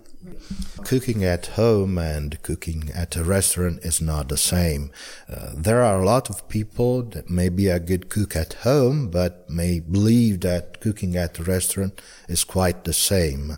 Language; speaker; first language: English; non-native, fluent; Italian